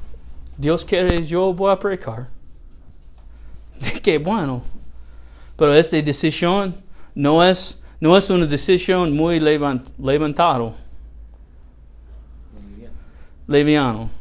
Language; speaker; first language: Spanish; non-native, learner; English